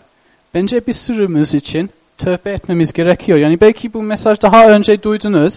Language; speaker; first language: Turkish; non-native, fluent; English